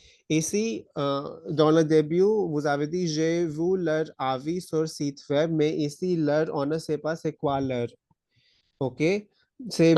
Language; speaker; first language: French; non-native, fluent; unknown